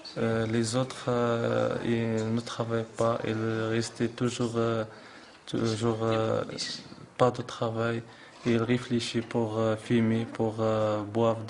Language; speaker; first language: French; non-native, local second language; Arabic